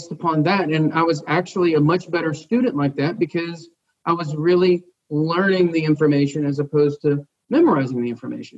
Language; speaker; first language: English; native; English